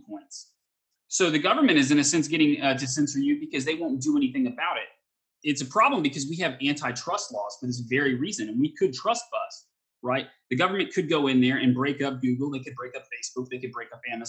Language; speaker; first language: English; native; English